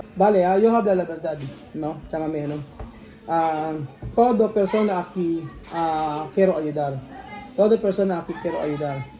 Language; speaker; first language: Spanish; non-native, learner; Filipino